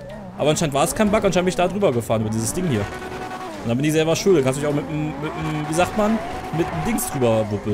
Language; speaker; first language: German; native; German